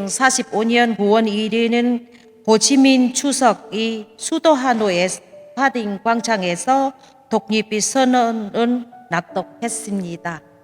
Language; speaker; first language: Korean; non-native, learner; Vietnamese